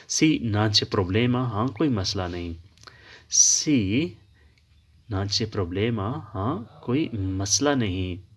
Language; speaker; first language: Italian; non-native, fluent; Urdu